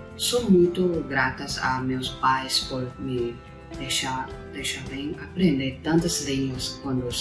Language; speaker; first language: Portuguese; non-native, fluent; Chinese